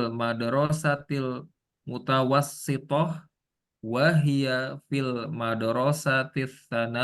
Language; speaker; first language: Arabic; non-native, learner; Indonesian